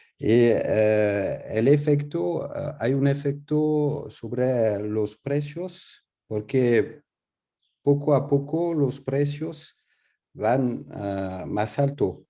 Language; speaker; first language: Spanish; non-native, learner; French